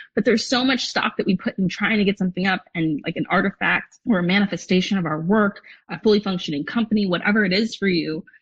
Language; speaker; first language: English; native; English